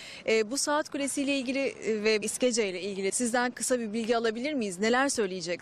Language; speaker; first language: Turkish; native; Turkish